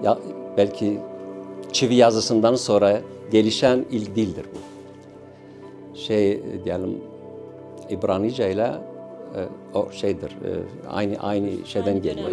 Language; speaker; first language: Turkish; non-native, local second language; Syriac